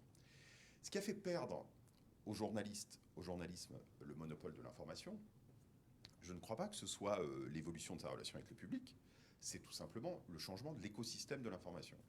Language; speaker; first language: French; native; French